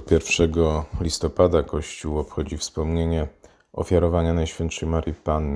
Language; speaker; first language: Polish; native; Polish